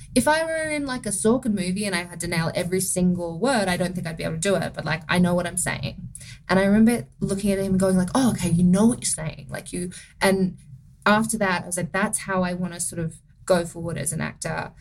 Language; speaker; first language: English; native; English